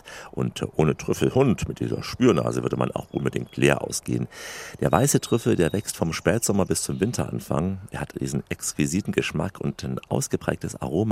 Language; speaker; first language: German; native; German